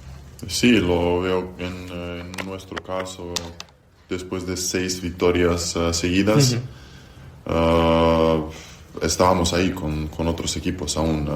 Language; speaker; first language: Spanish; non-native, fluent; Serbian